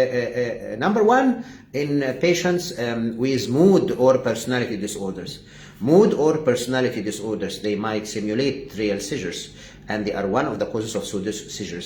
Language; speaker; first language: English; non-native, fluent; Arabic